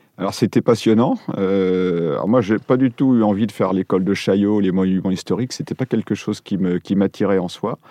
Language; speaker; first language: French; native; French